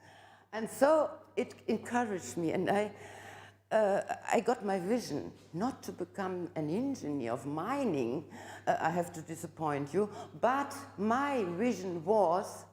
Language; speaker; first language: English; non-native, fluent; German